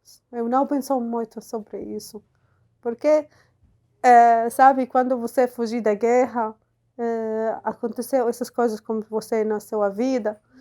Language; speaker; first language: Portuguese; non-native, learner; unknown